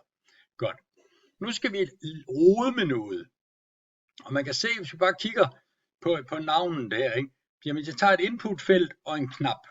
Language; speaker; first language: Danish; native; Danish